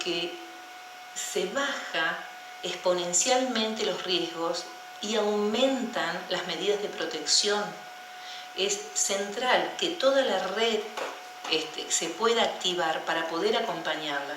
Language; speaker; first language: Spanish; native; Spanish